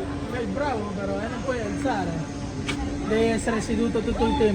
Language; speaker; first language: Italian; non-native, fluent; Filipino